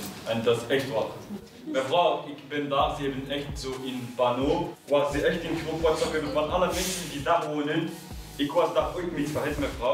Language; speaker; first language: Dutch; early bilingual, other home language; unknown